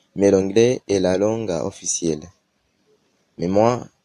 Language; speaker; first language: French; non-native, fluent; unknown